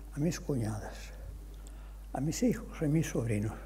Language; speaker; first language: Spanish; non-native, local second language; Catalan